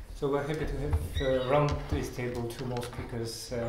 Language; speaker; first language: English; non-native, fluent; Russian